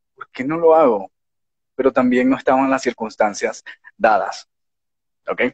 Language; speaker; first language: Spanish; native; Spanish